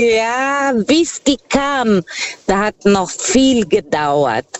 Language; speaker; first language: German; non-native, fluent; Portuguese